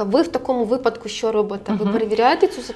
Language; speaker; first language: Ukrainian; native; Ukrainian